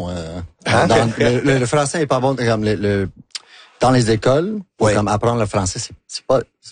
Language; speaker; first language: French; non-native, local second language; English